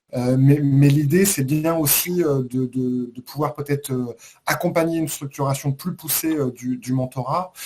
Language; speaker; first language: French; native; French